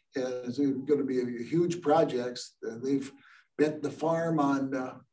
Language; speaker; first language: English; native; English